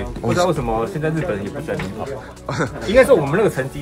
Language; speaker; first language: Chinese; native; Chinese